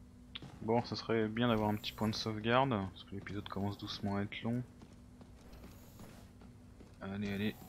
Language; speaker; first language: French; native; French